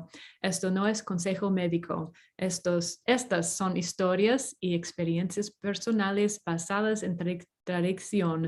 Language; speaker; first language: Spanish; non-native, fluent; English